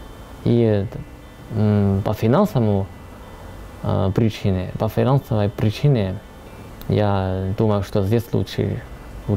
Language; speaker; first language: Russian; non-native, learner; Chinese